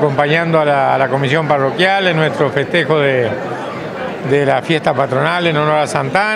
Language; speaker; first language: Spanish; native; Spanish